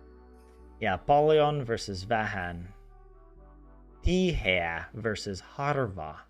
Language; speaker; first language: Finnish; non-native, learner; English